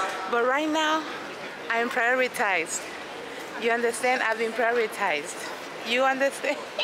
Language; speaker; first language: English; native; English